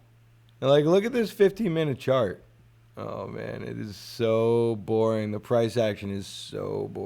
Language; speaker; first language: English; native; English